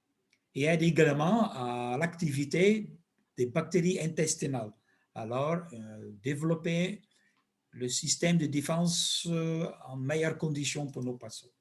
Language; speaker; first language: French; non-native, local second language; Dutch